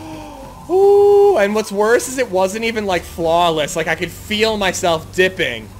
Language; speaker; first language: English; native; English